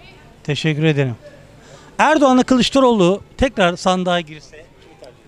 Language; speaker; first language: Turkish; native; Turkish